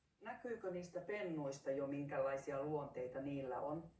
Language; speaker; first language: Finnish; native; Finnish